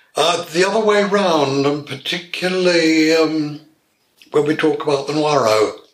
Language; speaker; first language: English; native; English